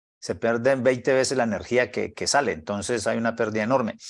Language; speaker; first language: Spanish; native; Spanish